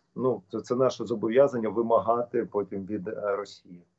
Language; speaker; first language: Ukrainian; native; Ukrainian